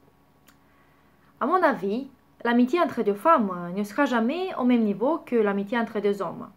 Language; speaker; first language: French; non-native, learner; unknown